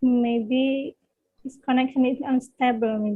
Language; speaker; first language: English; non-native, learner; Indonesian